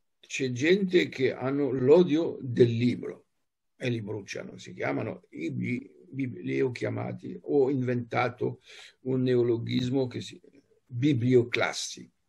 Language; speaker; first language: Italian; non-native, fluent; French